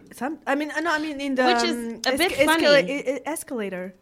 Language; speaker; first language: English; non-native, fluent; French